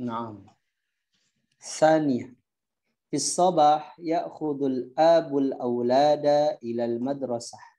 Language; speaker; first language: Arabic; non-native, fluent; Indonesian